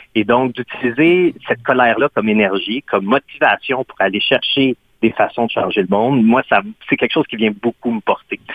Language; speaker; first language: French; native; French